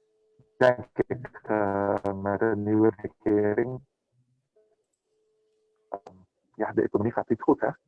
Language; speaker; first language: Dutch; non-native, local second language; Papiamento